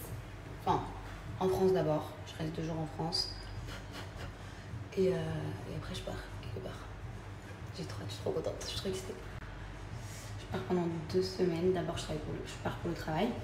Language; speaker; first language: French; native; French